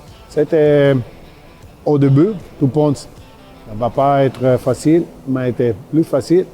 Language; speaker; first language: French; non-native, fluent; Italian